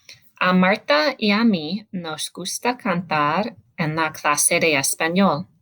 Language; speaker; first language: Spanish; non-native, learner; English